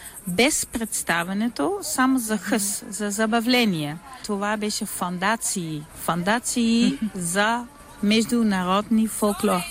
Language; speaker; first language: Bulgarian; non-native, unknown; Dutch